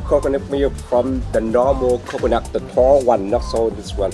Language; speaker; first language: English; non-native, learner; Vietnamese